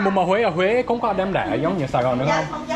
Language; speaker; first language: Vietnamese; non-native, learner; English